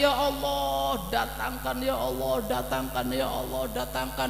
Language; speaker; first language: Malay; non-native, local second language; Javanese